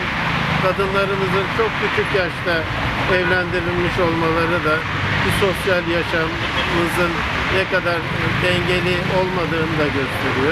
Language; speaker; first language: Turkish; native; Turkish